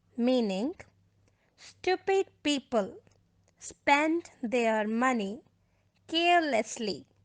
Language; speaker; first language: English; non-native, local second language; Punjabi